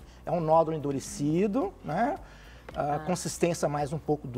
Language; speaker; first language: Portuguese; native; Portuguese